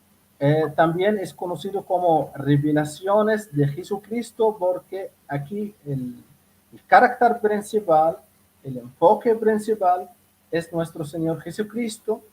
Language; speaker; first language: Spanish; non-native, fluent; Arabic